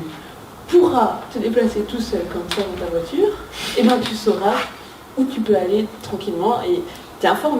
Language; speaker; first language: French; native; French